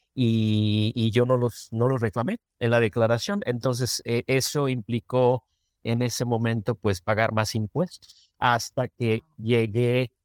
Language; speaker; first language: Spanish; native; Spanish